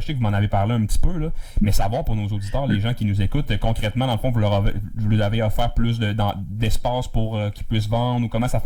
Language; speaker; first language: French; native; French